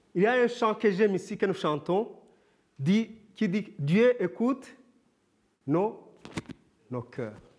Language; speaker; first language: French; non-native, local second language; Kinyarwanda